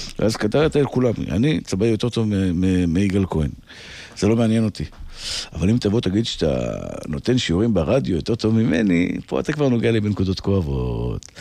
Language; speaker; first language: Hebrew; native; Hebrew